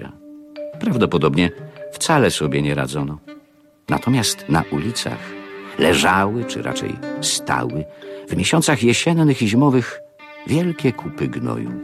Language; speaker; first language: Polish; native; Polish